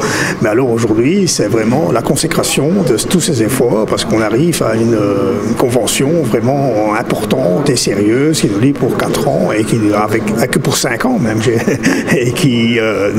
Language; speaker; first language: French; native; French